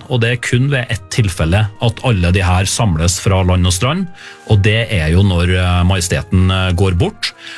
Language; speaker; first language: Norwegian; native; Norwegian